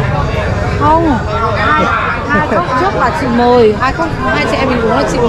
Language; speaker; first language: Vietnamese; native; Vietnamese